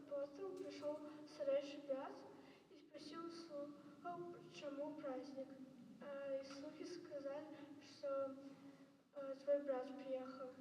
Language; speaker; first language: Russian; non-native, local second language; Belarusian